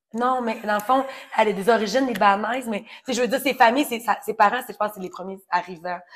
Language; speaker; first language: French; native; French